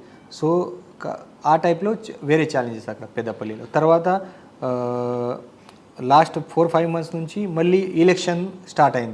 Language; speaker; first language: Telugu; non-native, fluent; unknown